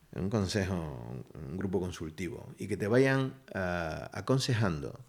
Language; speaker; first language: Spanish; native; Spanish